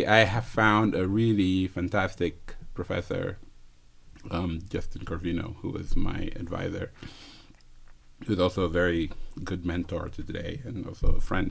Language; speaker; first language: English; non-native, fluent; Wolof